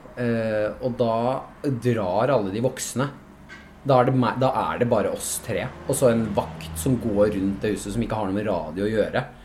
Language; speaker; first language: Norwegian; native; Norwegian